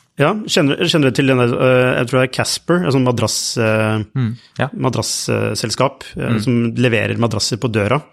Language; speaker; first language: Norwegian; native; Norwegian